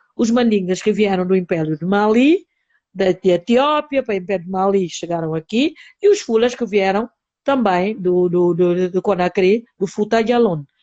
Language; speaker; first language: Portuguese; non-native, local second language; Upper Guinea Crioulo